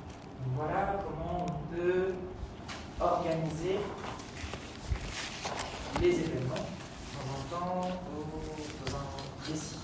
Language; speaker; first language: French; non-native, fluent; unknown